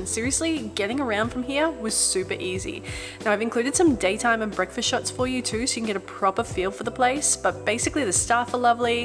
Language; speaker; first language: English; native; English